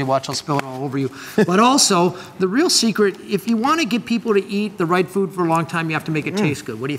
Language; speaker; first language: English; native; English